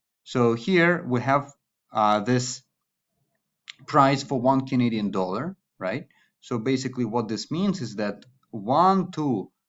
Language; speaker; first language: English; non-native, fluent; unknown